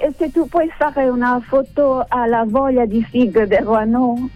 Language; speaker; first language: Italian; non-native, learner; French